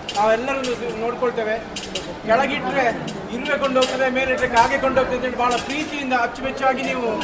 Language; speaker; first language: Kannada; non-native, local second language; Tulu